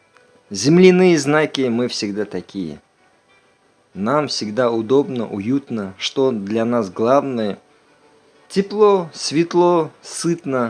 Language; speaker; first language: Russian; non-native, local second language; Uzbek